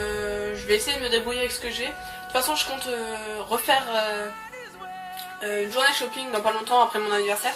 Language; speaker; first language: French; native; French